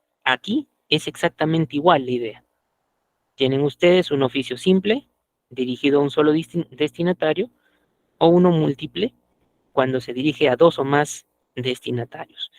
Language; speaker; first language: Spanish; native; Spanish